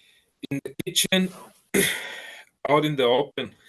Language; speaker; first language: English; non-native, learner; Spanish